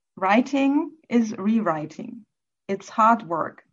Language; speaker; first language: English; non-native, fluent; German